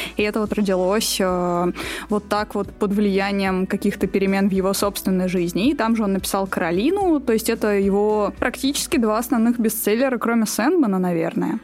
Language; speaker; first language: Russian; native; Russian